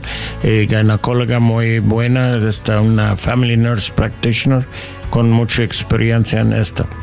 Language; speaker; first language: Spanish; non-native, learner; English